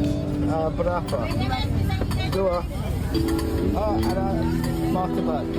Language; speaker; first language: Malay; non-native, learner; English